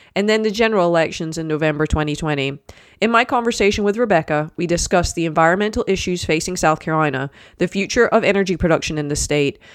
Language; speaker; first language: English; native; English